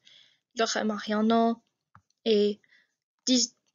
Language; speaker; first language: French; non-native, learner; English